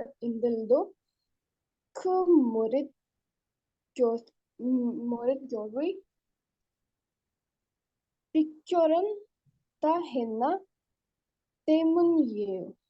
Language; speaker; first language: Korean; non-native, learner; Hindi